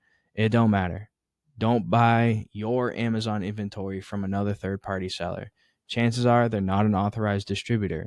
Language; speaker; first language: English; native; English